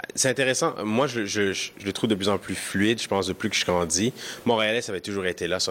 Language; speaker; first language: French; early bilingual, other home language; Kinyarwanda